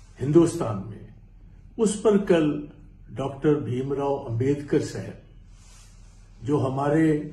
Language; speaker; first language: Hindi; non-native, local second language; Punjabi